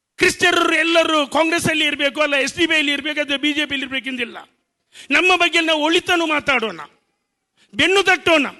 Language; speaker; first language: Kannada; non-native, local second language; Konkani